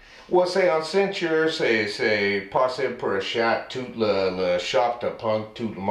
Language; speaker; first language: French; non-native, learner; English